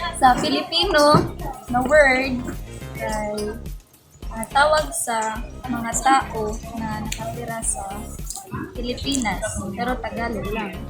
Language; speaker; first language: Filipino; non-native, local second language; Cebuano